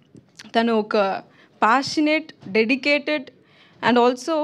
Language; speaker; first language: Telugu; non-native, local second language; Tamil